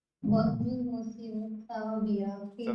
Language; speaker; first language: French; non-native, learner; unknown